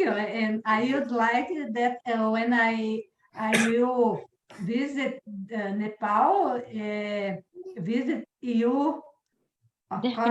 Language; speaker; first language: English; non-native, learner; Portuguese